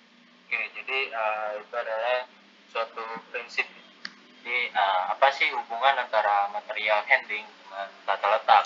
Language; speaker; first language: Indonesian; native; Indonesian